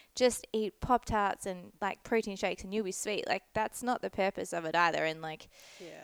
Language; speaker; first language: English; native; English